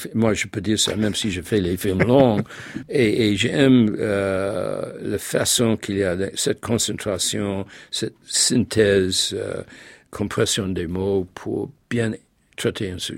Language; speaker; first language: French; non-native, fluent; English